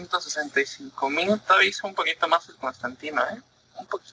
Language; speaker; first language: Spanish; native; Spanish